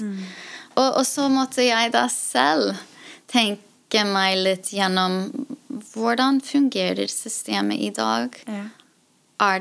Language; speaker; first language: Norwegian; non-native, fluent; English